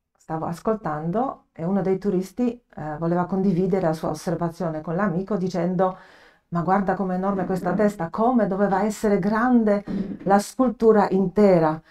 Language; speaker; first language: Italian; non-native, fluent; Polish